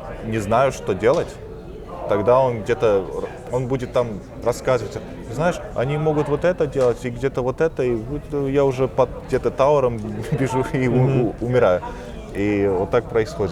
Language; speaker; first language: Russian; early bilingual, heritage; Russian